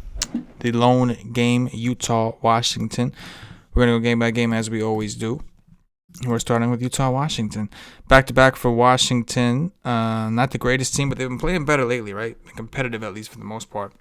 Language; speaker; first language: English; native; English